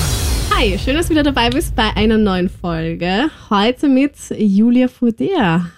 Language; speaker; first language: German; native; German